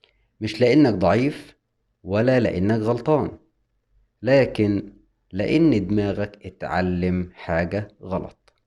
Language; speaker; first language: Arabic; native; Arabic